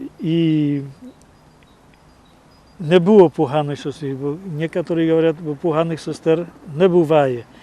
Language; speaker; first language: Ukrainian; non-native, fluent; Polish